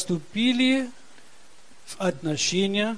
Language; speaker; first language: Russian; early bilingual, heritage; Russian